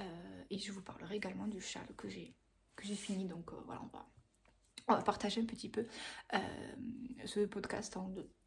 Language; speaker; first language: French; native; French